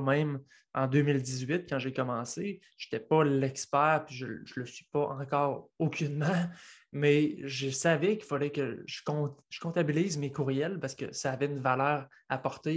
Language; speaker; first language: French; native; French